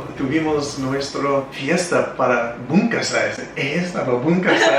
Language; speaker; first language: Spanish; non-native, fluent; English